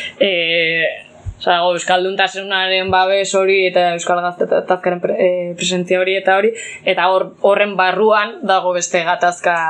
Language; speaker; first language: Basque; native; Basque